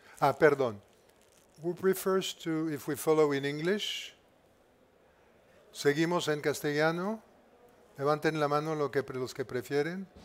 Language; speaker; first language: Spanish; non-native, fluent; French